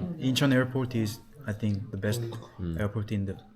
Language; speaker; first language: English; non-native, learner; Korean